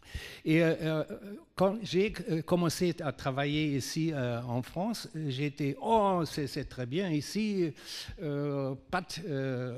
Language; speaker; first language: French; non-native, fluent; German